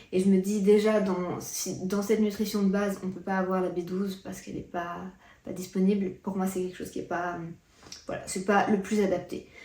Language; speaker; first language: French; early bilingual, other home language; Portuguese